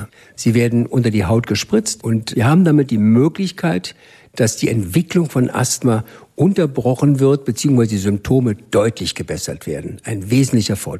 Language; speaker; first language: German; native; German